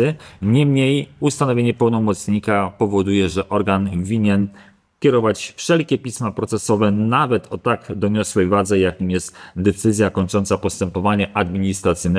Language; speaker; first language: Polish; native; Polish